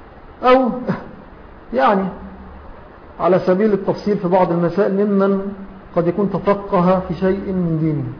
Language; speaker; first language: Arabic; native; Arabic